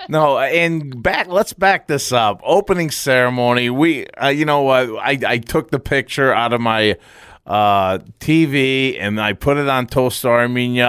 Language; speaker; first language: English; early bilingual, other home language; Armenian